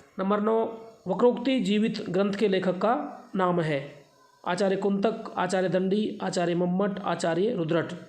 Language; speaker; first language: Hindi; native; Hindi